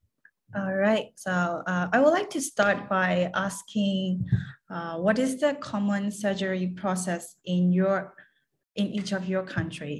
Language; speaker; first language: English; non-native, fluent; Khmer